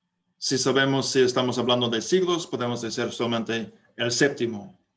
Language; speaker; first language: Spanish; non-native, fluent; English